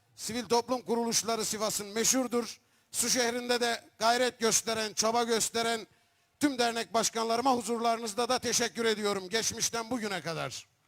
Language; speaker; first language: Turkish; native; Turkish